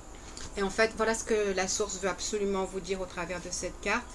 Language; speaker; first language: French; native; French